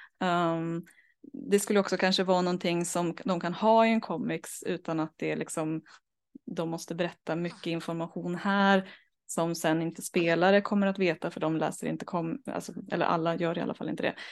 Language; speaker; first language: Swedish; native; Swedish